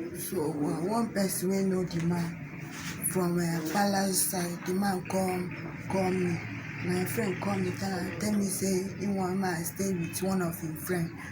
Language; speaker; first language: Nigerian Pidgin; non-native, local second language; Ibibio